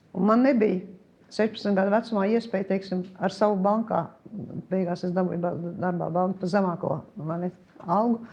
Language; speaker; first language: Latvian; early bilingual, heritage; Latvian